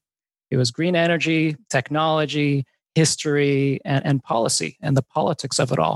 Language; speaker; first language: English; native; English